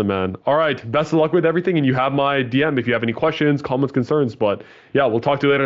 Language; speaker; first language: English; native; English